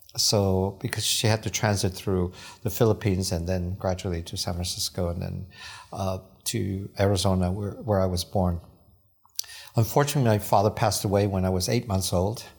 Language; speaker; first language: English; early bilingual, other home language; Cantonese